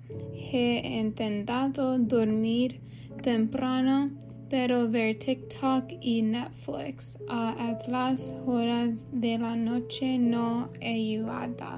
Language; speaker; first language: Spanish; non-native, learner; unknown